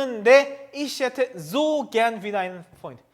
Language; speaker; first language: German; non-native, fluent; Korean